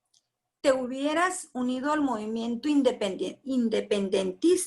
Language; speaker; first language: Spanish; native; Spanish